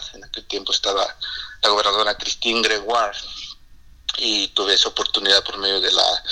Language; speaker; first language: Spanish; non-native, local second language; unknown